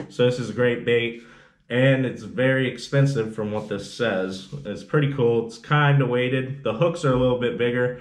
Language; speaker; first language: English; native; English